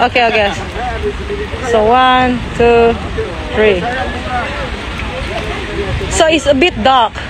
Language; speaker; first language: English; non-native, fluent; Indonesian